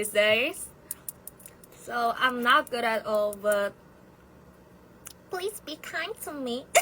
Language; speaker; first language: English; non-native, learner; Korean